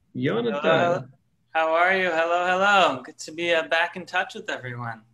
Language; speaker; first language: English; native; English